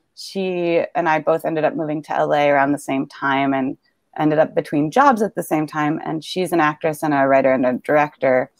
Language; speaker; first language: English; native; English